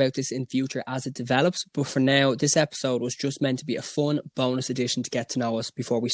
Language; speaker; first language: English; native; English